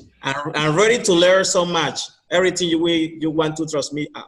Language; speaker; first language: English; non-native, learner; Spanish